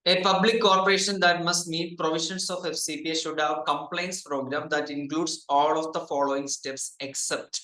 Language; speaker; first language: English; non-native, local second language; Malayalam